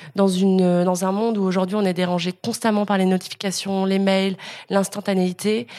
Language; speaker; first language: French; native; French